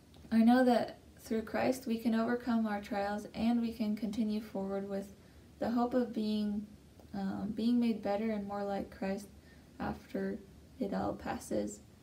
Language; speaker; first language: English; native; English